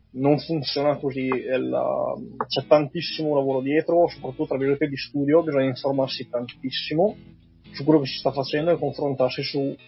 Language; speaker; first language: Italian; native; Italian